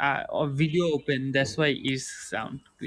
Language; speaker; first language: English; non-native, learner; Bangla